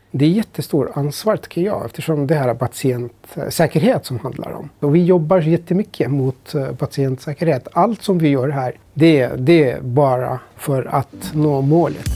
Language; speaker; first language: Swedish; non-native, fluent; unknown